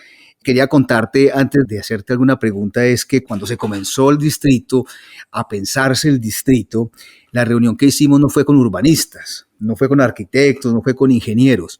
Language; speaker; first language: Spanish; native; Spanish